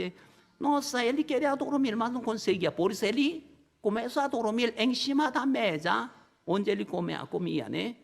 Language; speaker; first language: Portuguese; non-native, learner; Korean